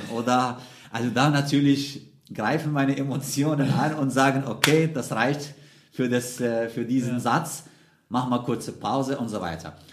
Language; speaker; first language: German; non-native, fluent; Arabic